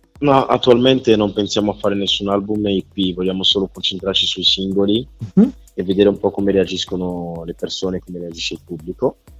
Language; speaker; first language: Italian; early bilingual, other home language; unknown